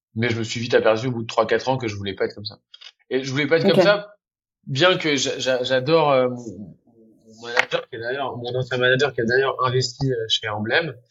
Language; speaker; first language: French; native; French